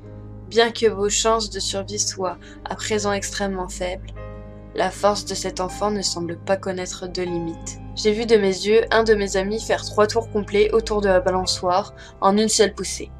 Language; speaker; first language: French; native; French